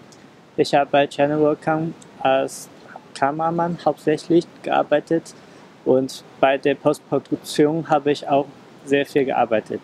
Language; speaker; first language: German; non-native, fluent; Chinese